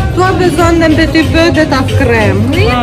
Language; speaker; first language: French; non-native, learner; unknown